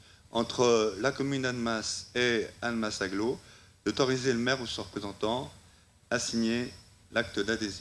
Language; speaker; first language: French; native; French